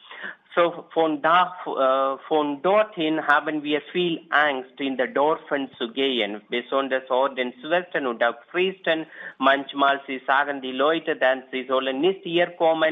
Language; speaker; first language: German; non-native, learner; Tamil